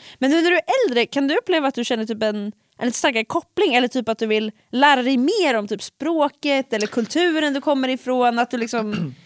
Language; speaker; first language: Swedish; early bilingual, other home language; Finnish